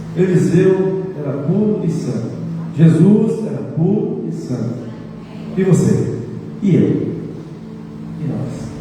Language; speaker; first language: Portuguese; native; Portuguese